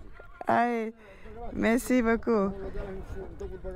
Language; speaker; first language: French; non-native, learner; Dutch